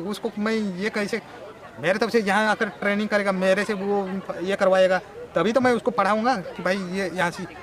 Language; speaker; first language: Hindi; non-native, local second language; Marathi